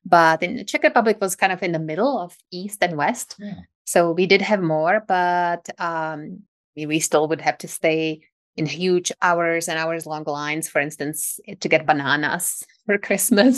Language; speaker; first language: English; non-native, fluent; Czech